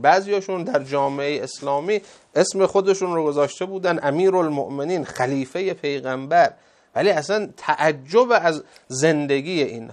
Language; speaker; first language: Persian; native; Persian